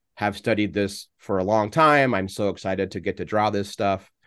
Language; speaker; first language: English; native; English